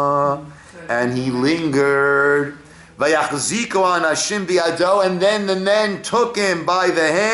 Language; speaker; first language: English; native; English